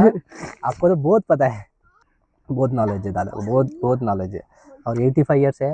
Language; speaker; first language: Hindi; non-native, local second language; Telugu